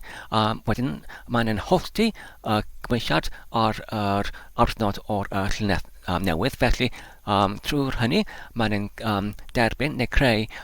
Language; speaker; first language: Welsh; non-native, learner; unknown